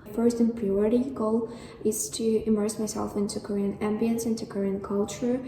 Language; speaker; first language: English; non-native, fluent; Russian